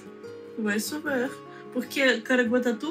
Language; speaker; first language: Portuguese; non-native, learner; Russian